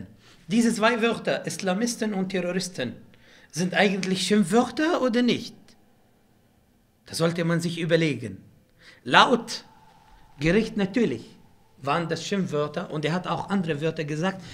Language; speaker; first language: German; non-native, fluent; Arabic